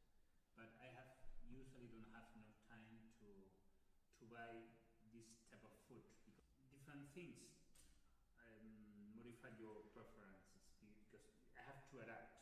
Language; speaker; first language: English; non-native, learner; Spanish